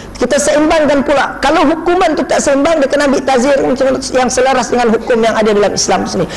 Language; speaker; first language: Malay; non-native, local second language; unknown